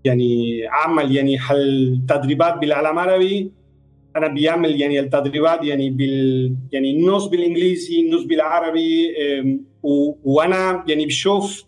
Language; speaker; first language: Arabic; non-native, fluent; Spanish